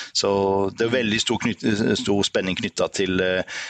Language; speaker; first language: Norwegian; native; Norwegian